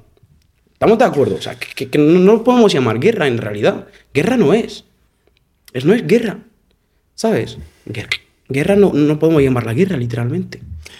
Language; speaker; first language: Spanish; non-native, fluent; Arabic